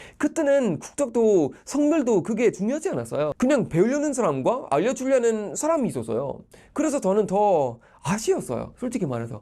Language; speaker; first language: Korean; non-native, fluent; Swedish